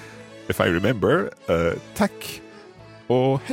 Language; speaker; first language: Swedish; non-native, learner; English